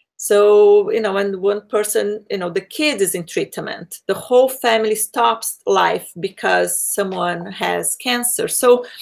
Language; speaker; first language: English; non-native, fluent; Portuguese